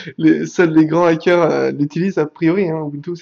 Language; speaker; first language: French; native; French